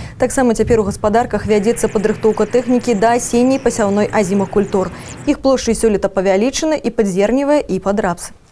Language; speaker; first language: Belarusian; native; Belarusian